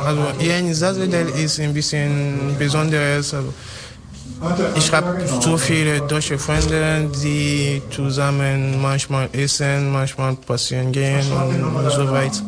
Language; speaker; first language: German; non-native, learner; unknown